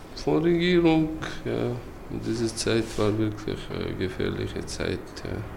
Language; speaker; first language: German; non-native, learner; Chechen